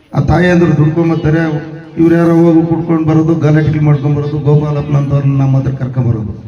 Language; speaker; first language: Kannada; non-native, local second language; Telugu